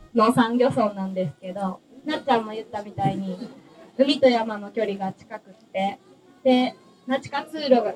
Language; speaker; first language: Japanese; native; Japanese